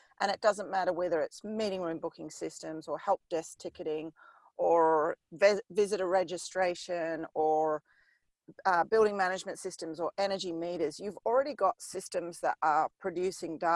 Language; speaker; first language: English; native; English